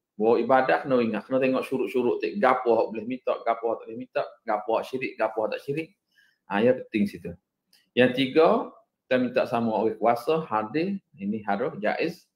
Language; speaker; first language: Malay; native; Malay